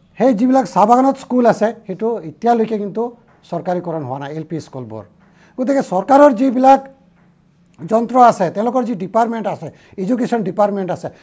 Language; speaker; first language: Assamese; non-native, local second language; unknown